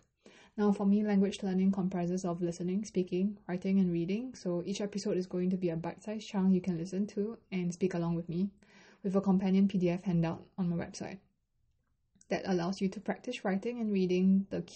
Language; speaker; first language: English; non-native, local second language; Chinese